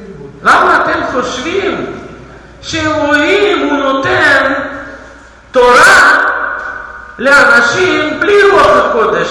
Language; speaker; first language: Hebrew; non-native, fluent; Russian